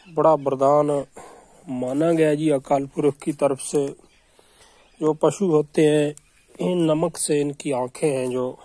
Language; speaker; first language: Hindi; non-native, local second language; Punjabi